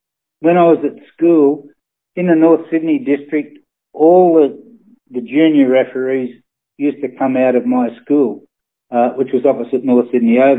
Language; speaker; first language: English; native; English